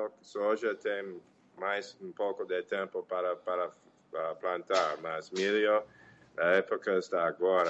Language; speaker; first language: Portuguese; non-native, learner; English